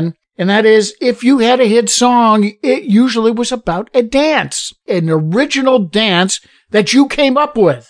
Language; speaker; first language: English; native; English